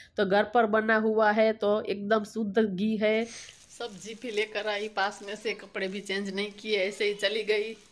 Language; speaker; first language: Hindi; non-native, local second language; Gujarati